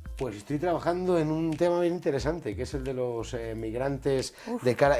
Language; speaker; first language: Spanish; native; Spanish